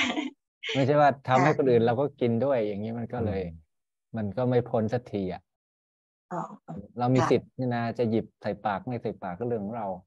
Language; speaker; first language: Thai; native; Thai